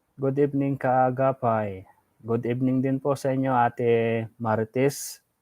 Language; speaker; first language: Filipino; non-native, local second language; Iloko